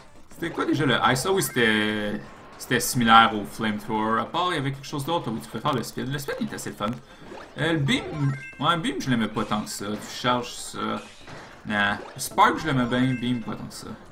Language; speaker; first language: French; native; French